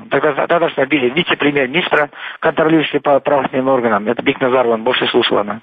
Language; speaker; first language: Russian; non-native, local second language; Kyrgyz